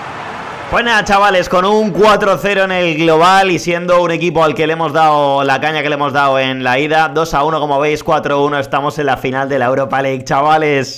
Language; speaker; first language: Spanish; native; Spanish